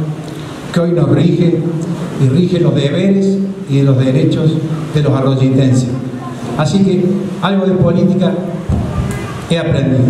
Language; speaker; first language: Spanish; native; Spanish